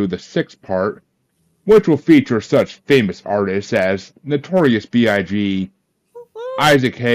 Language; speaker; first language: English; native; English